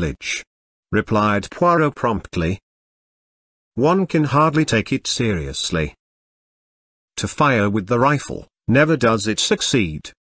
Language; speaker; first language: English; non-native, fluent; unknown